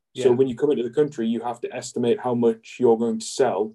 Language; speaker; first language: English; native; English